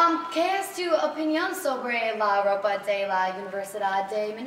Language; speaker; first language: Spanish; non-native, learner; English